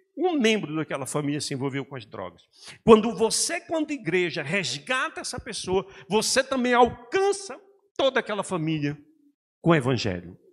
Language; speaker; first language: Portuguese; native; Portuguese